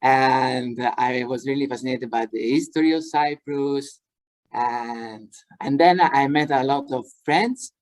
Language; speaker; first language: English; non-native, fluent; Italian